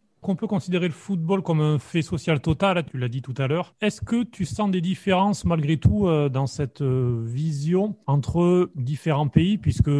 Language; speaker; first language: French; native; French